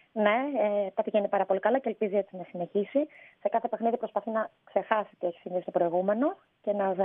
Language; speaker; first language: Greek; native; Greek